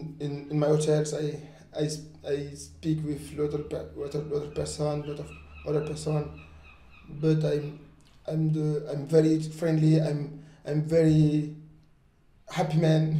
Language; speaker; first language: English; non-native, learner; French